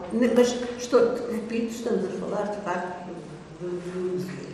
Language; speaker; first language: Portuguese; native; Portuguese